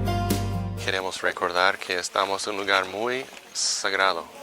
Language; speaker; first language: Spanish; non-native, fluent; English